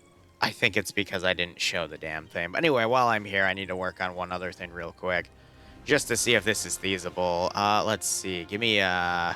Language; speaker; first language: English; native; English